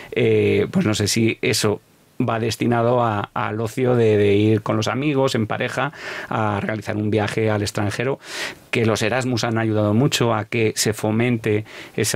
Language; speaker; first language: Spanish; native; Spanish